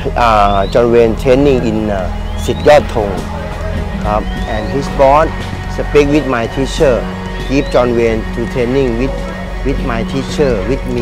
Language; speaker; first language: English; non-native, learner; Thai